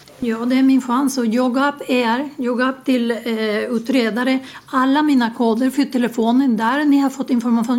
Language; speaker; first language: Swedish; non-native, fluent; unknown